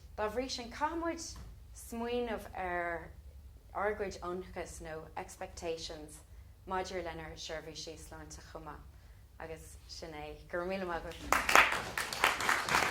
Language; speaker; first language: Irish; non-native, local second language; English